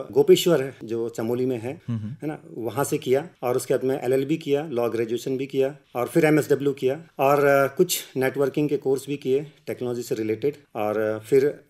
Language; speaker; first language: Hindi; native; Hindi